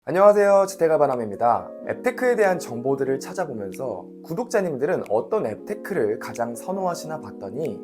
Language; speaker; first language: Korean; native; Korean